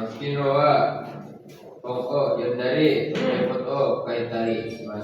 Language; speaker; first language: Japanese; non-native, learner; Indonesian